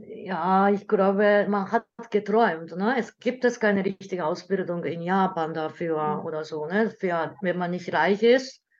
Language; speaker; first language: German; non-native, learner; Japanese